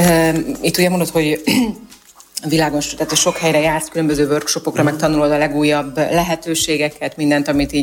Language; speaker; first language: Hungarian; native; Hungarian